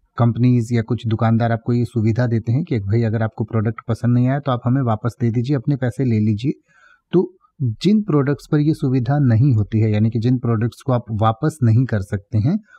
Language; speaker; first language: Hindi; native; Hindi